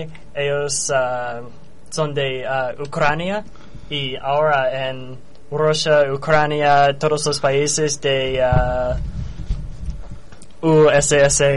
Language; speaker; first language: Spanish; non-native, learner; English